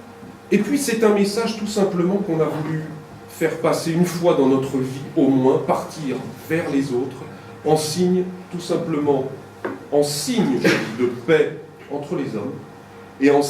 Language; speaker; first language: French; native; French